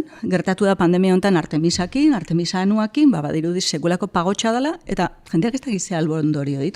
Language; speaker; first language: Basque; native; Basque